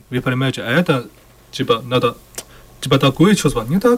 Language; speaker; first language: Russian; non-native, learner; Chinese